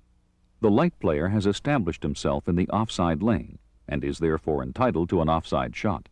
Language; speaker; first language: English; native; English